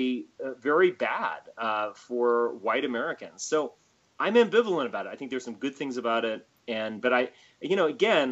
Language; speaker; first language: English; native; English